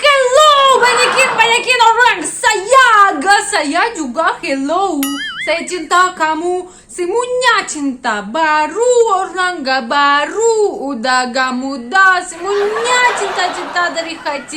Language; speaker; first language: Indonesian; non-native, learner; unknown